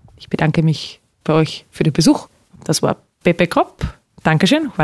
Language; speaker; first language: German; native; German